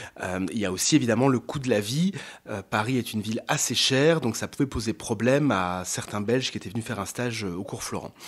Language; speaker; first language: French; native; French